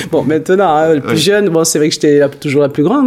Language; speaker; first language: French; early bilingual, other home language; Hungarian